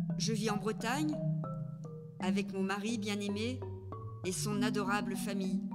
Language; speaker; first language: French; native; French